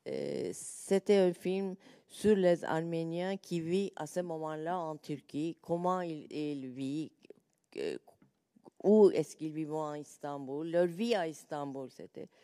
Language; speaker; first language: French; non-native, learner; Turkish